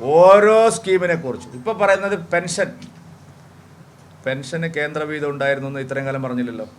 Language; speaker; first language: Malayalam; native; Malayalam